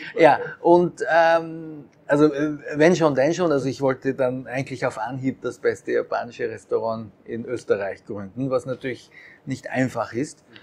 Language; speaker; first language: German; early bilingual, other home language; Japanese